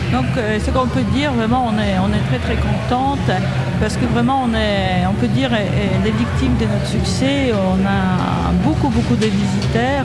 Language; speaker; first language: French; non-native, fluent; Polish